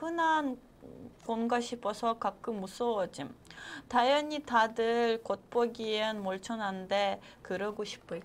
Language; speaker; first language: Korean; non-native, fluent; Russian